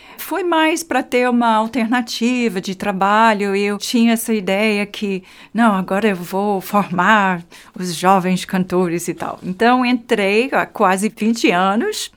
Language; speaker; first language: Portuguese; non-native, fluent; English